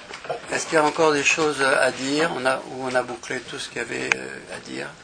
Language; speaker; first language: French; native; French